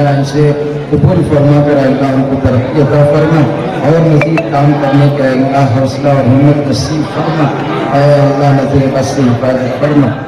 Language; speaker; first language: Urdu; native; Urdu